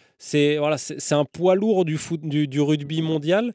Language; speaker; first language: French; native; French